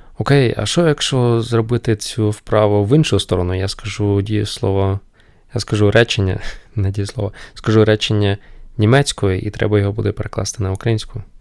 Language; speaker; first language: Ukrainian; non-native, local second language; Russian